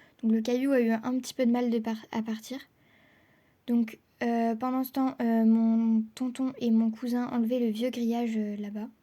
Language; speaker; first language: French; native; French